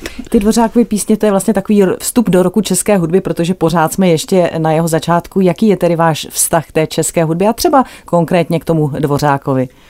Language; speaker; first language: Czech; native; Czech